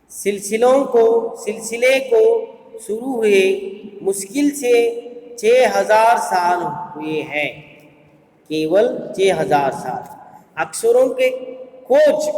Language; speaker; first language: Hindi; non-native, local second language; Kannada